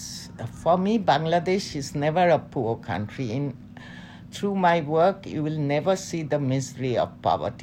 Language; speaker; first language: English; non-native, local second language; Bangla